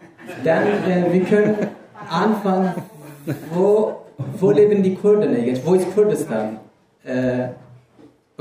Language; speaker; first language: German; non-native, fluent; Kurdish